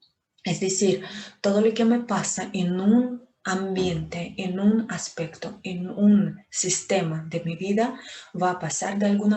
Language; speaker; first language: Spanish; non-native, fluent; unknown